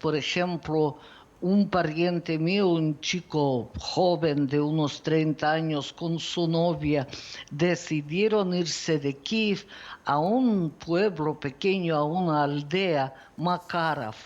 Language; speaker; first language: Spanish; non-native, fluent; Ukrainian